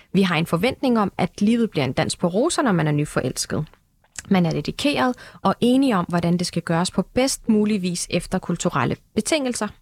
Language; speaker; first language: Danish; early bilingual, other home language; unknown